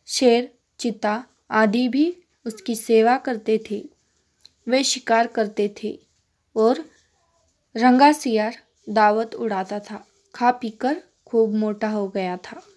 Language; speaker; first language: Hindi; non-native, local second language; Kannada